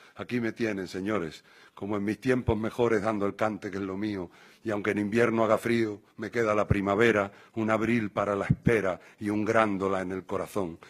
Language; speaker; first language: Spanish; native; Spanish